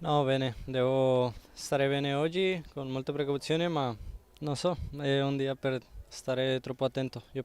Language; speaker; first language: Italian; non-native, learner; Spanish